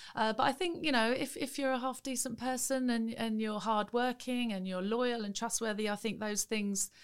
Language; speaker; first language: English; native; English